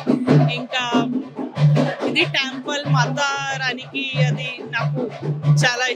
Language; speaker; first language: Telugu; non-native, local second language; Hindi